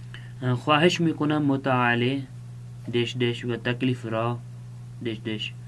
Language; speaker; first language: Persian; non-native, fluent; Urdu